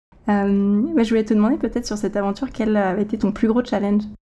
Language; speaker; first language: French; native; French